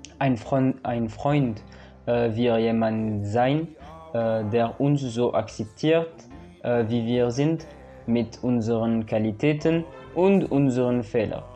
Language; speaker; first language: German; non-native, learner; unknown